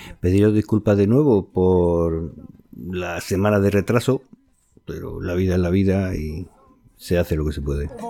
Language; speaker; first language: Spanish; native; Spanish